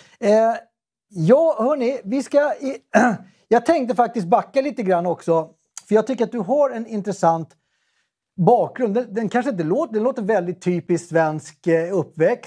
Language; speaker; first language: Swedish; native; Swedish